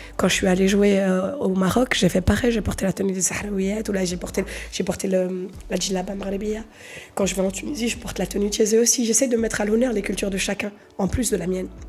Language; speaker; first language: French; native; French